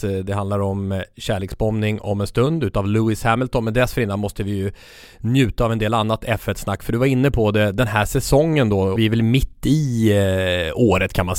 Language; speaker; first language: Swedish; native; Swedish